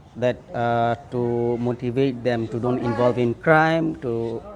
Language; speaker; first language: English; non-native, local second language; Malay